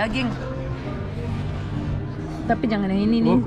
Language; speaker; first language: Indonesian; early bilingual, heritage; Indonesian